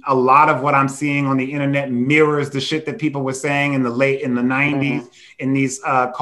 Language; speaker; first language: English; native; English